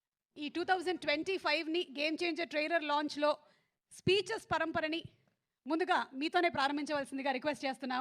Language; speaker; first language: Telugu; native; Telugu